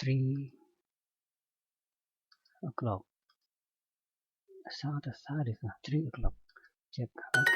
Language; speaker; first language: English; non-native, fluent; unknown